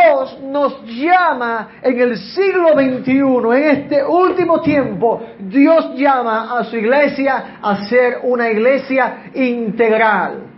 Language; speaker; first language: Spanish; native; Spanish